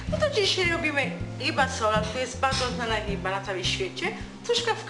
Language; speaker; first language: Polish; non-native, learner; Italian